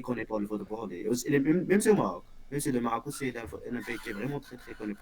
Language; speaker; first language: French; non-native, local second language; Berber languages